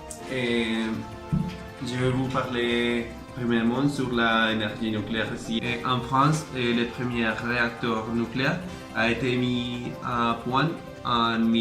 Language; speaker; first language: French; non-native, learner; Spanish